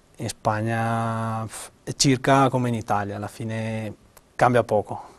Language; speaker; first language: Italian; native; Italian